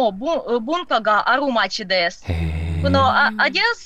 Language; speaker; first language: Japanese; non-native, learner; Ukrainian